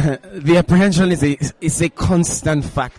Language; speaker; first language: English; non-native, local second language; Igbo